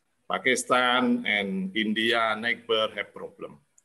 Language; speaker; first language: English; non-native, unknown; Indonesian